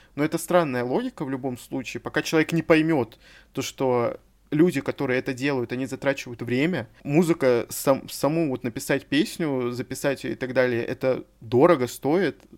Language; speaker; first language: Russian; native; Russian